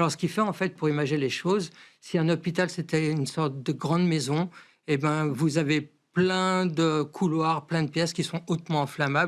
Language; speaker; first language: French; native; French